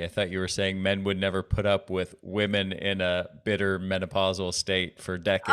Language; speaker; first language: English; native; English